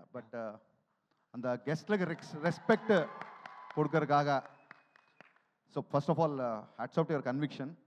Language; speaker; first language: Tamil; non-native, learner; Telugu